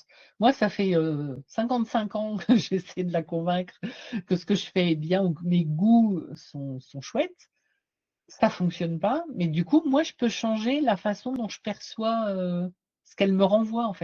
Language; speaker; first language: French; native; French